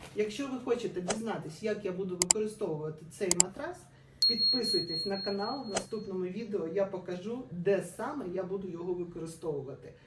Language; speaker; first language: Ukrainian; non-native, local second language; Russian